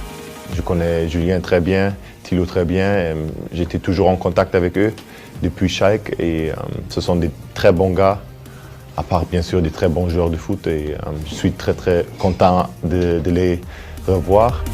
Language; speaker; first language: French; early bilingual, heritage; German